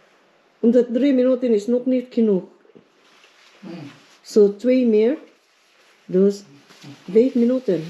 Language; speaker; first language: Dutch; non-native, learner; Filipino